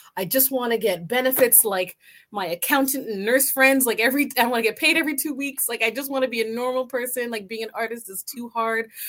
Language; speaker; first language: English; native; English